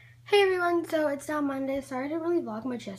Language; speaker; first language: English; native; English